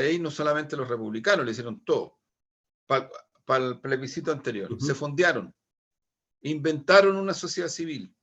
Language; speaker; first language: Spanish; native; Spanish